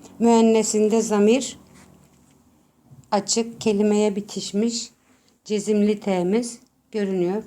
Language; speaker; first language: Turkish; native; Turkish